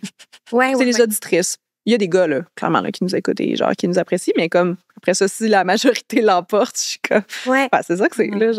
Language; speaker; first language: French; native; French